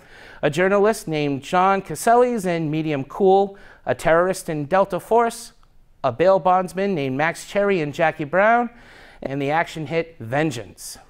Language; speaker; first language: English; native; English